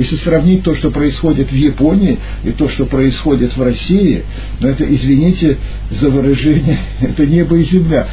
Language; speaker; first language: Russian; native; Russian